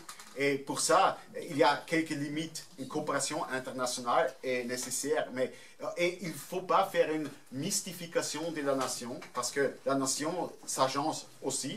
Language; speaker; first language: French; non-native, fluent; German